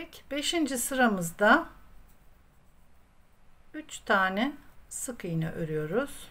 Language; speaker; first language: Turkish; native; Turkish